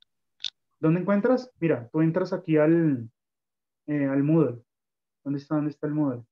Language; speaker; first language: Spanish; native; Spanish